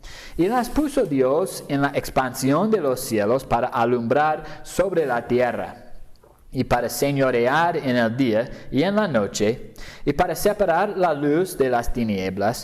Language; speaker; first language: Spanish; non-native, fluent; English